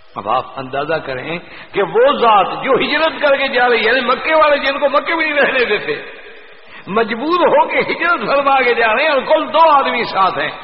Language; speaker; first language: Urdu; non-native, local second language; Punjabi